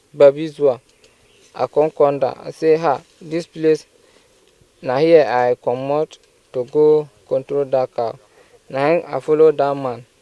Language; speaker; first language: Nigerian Pidgin; non-native, local second language; Fula